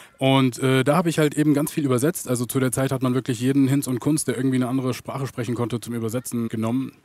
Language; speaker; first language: German; early bilingual, other home language; Arabic